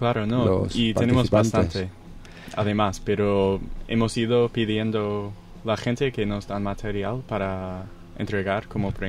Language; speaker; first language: Spanish; non-native, fluent; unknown